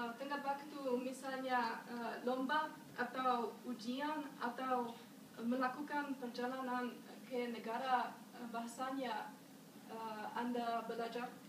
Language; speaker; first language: Indonesian; non-native, learner; German